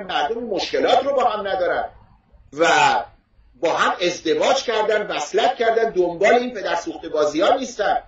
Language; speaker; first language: Persian; non-native, local second language; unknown